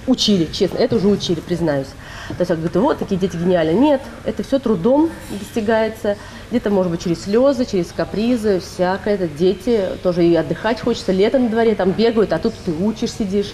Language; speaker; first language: Russian; native; Russian